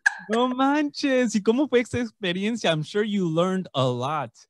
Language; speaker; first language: Spanish; native; Spanish